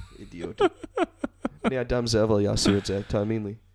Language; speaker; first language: Hebrew; non-native, learner; English